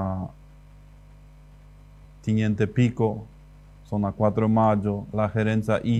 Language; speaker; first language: Spanish; native; Spanish